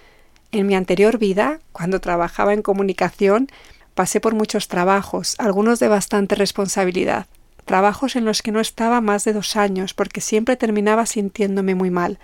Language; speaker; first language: Spanish; native; Spanish